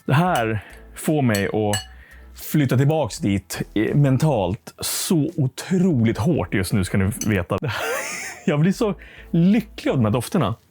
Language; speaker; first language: Swedish; native; Swedish